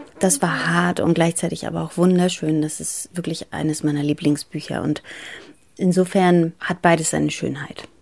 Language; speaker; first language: German; early bilingual, other home language; Greek